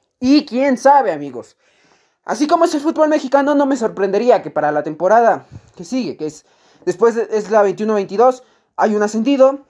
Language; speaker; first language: Spanish; native; Spanish